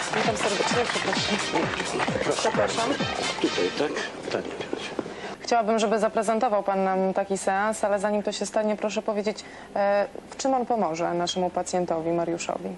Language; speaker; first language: Polish; native; Polish